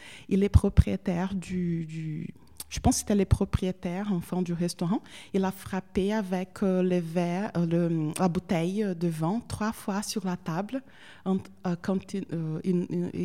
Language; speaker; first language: French; non-native, fluent; Portuguese